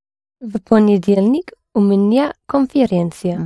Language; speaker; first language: Russian; non-native, learner; English